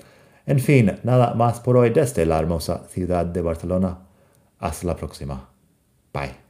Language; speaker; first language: Spanish; non-native, fluent; English